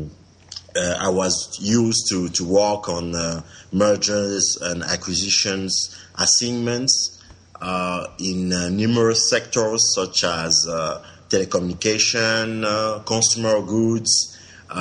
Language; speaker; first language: English; non-native, local second language; French